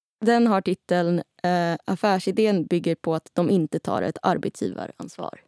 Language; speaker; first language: Swedish; native; Swedish